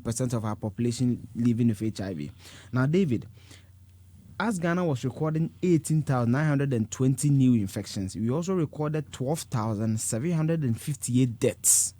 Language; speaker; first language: English; non-native, local second language; Akan